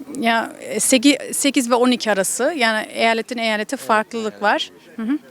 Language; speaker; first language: Turkish; early bilingual, heritage; Turkish